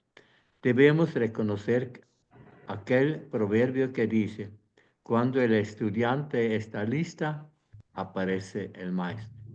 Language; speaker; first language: Spanish; non-native, fluent; Swiss German